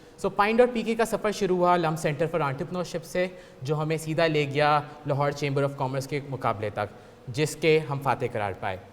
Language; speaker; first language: Urdu; native; Urdu